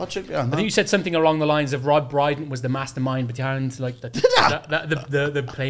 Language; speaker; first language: English; native; English